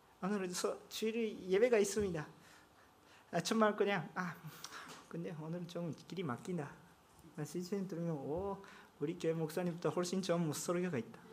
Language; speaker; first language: Korean; non-native, fluent; Japanese